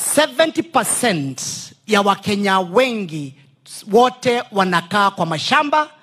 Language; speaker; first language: Swahili; non-native, local second language; Kikuyu